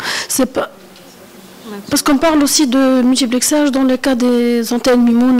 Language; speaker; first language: French; non-native, local second language; Arabic